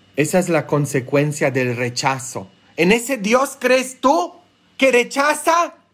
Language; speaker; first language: Spanish; non-native, fluent; Polish